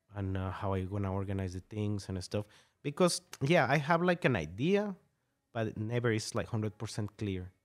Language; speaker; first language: English; non-native, fluent; Spanish